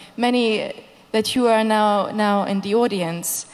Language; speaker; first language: English; non-native, fluent; Hungarian